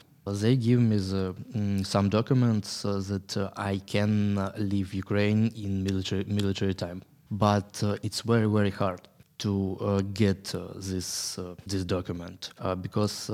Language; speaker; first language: English; non-native, learner; Ukrainian